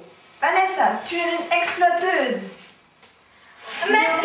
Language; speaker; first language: French; non-native, learner; German